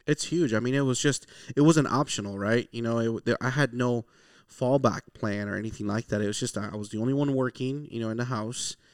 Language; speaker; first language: English; early bilingual, other home language; Spanish